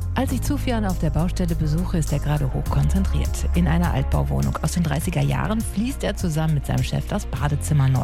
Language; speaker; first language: German; native; German